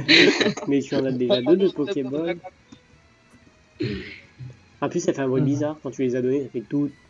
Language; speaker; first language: French; native; French